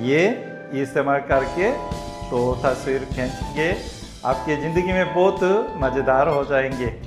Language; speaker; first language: Hindi; non-native, learner; Korean